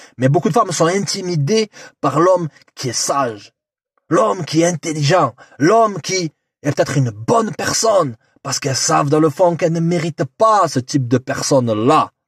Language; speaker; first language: French; native; French